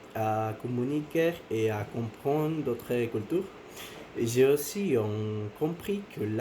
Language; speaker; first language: French; non-native, learner; Spanish